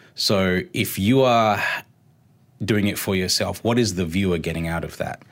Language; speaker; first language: English; native; English